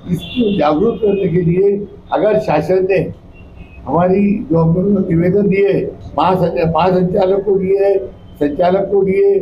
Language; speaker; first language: Hindi; non-native, local second language; Marathi